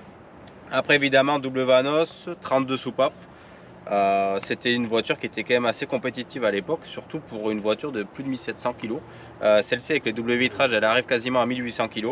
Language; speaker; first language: French; native; French